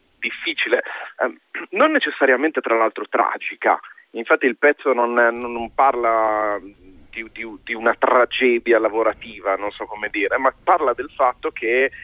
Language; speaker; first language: Italian; native; Italian